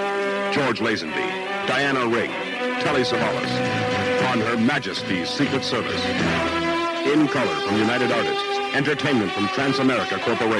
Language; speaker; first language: English; native; English